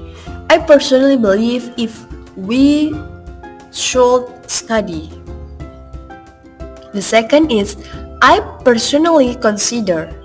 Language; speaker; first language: English; non-native, learner; Indonesian